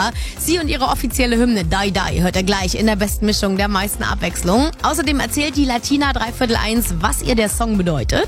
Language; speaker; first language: German; native; German